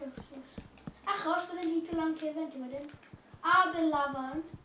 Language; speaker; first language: Welsh; native; Welsh